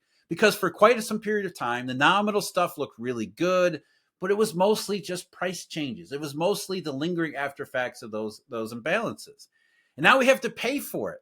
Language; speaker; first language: English; native; English